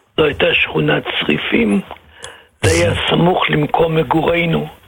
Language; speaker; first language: Hebrew; native; Hebrew